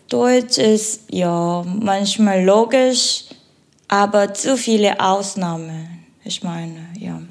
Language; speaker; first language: German; non-native, learner; Korean